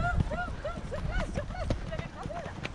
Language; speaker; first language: French; native; French